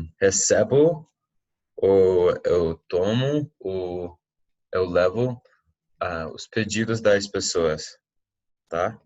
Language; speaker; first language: Portuguese; non-native, fluent; English